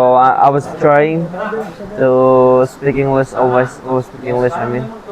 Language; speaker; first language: English; non-native, learner; Indonesian